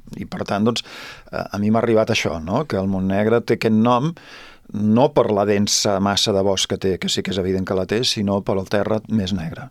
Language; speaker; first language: Catalan; native; Catalan